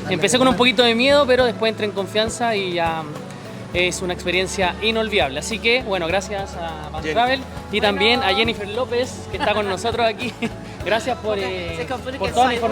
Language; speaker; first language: Spanish; native; Spanish